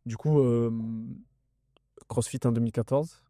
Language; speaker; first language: French; native; French